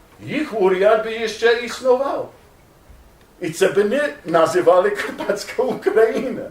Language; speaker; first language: Ukrainian; non-native, learner; English